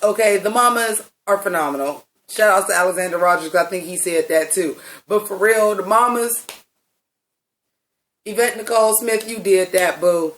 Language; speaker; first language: English; native; English